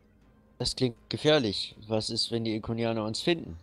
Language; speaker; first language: German; native; German